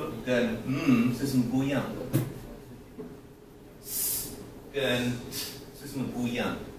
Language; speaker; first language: Chinese; non-native, learner; English